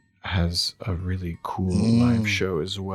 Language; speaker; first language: English; non-native, fluent; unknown